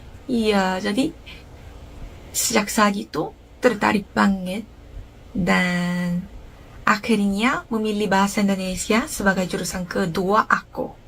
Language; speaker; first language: Indonesian; non-native, fluent; Korean